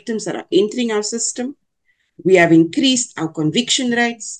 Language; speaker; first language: English; non-native, local second language; Afrikaans